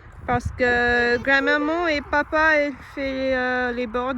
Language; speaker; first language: French; non-native, learner; English